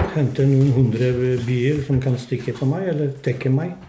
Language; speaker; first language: Norwegian; non-native, fluent; Polish